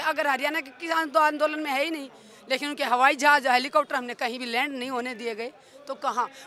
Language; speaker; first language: Hindi; native; Hindi